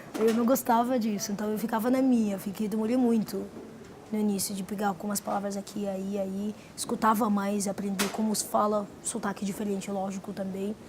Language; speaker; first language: Portuguese; non-native, fluent; Arabic